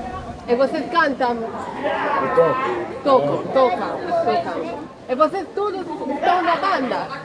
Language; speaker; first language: Portuguese; non-native, learner; English